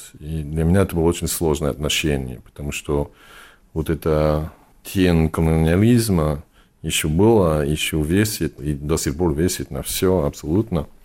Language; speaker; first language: Russian; non-native, fluent; English